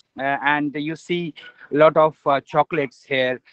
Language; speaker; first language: English; non-native, local second language; Hindi